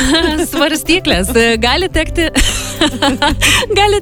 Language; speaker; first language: Lithuanian; native; Lithuanian